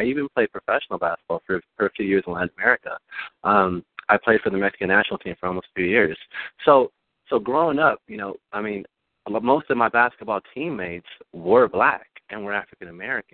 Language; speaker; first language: English; early bilingual, other home language; Spanish